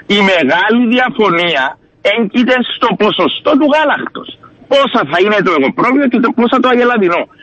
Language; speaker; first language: Greek; native; Greek